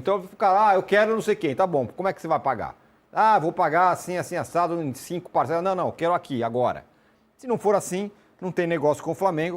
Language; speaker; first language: Portuguese; native; Portuguese